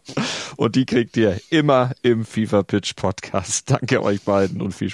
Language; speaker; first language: German; native; German